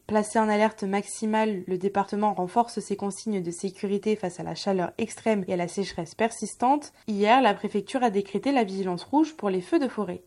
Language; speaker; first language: French; native; French